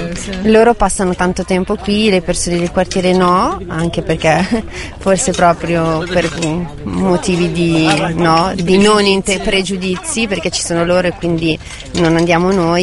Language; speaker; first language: Italian; native; Italian